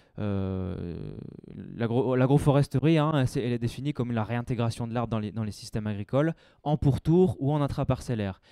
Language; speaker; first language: French; native; French